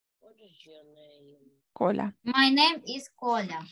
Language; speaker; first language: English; non-native, learner; Ukrainian